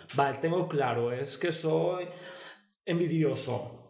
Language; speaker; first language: Spanish; native; Spanish